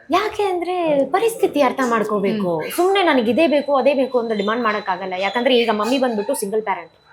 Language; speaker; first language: Kannada; non-native, local second language; Malayalam